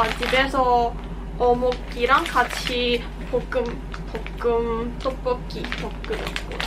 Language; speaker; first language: Korean; non-native, learner; Cantonese